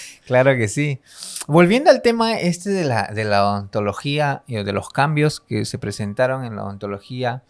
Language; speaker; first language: Spanish; native; Spanish